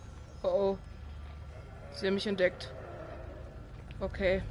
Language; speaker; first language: German; native; German